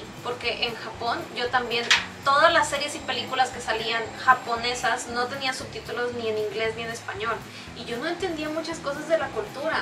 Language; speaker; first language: Spanish; native; Spanish